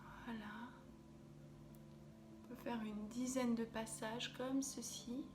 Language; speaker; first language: French; native; French